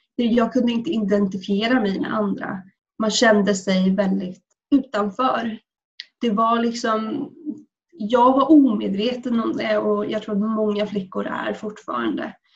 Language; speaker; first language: Swedish; early bilingual, other home language; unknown